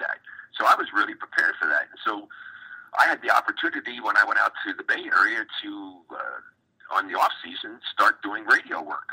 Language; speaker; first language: English; native; English